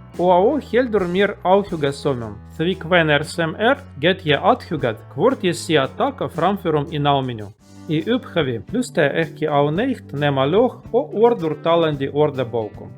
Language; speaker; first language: Icelandic; non-native, learner; Russian